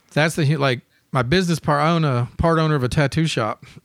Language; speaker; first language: English; native; English